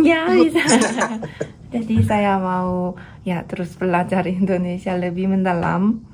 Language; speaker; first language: Indonesian; non-native, learner; Korean